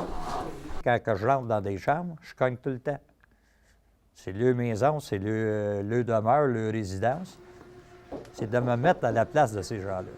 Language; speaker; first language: French; native; French